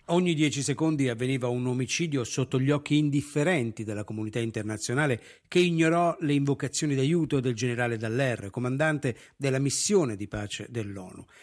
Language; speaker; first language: Italian; native; Italian